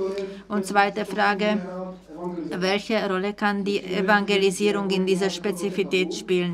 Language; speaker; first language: German; non-native, fluent; Czech